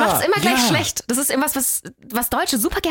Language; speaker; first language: German; native; German